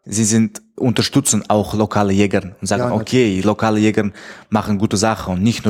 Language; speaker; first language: German; non-native, fluent; Tajik